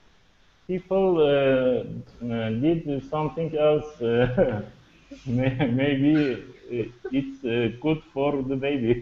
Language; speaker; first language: English; non-native, learner; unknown